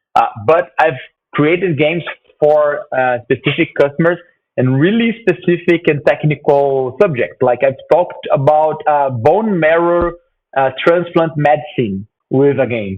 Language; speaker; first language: English; non-native, fluent; Portuguese